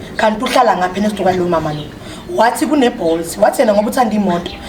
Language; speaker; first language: Zulu; non-native, local second language; Swati